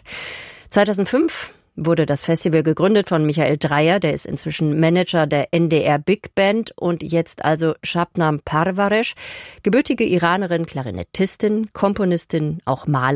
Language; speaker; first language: German; native; German